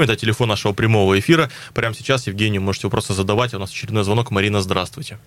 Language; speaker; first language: Russian; native; Russian